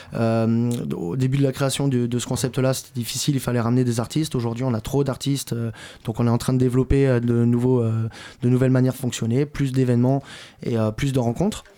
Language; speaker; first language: French; native; French